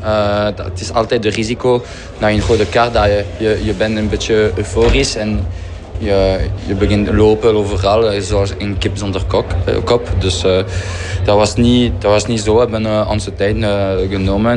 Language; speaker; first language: Dutch; non-native, fluent; French